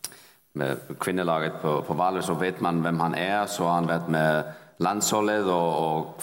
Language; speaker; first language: Danish; non-native, fluent; Icelandic